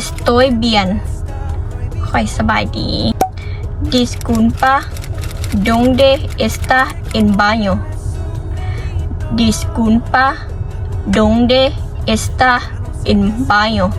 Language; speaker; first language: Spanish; non-native, fluent; Lao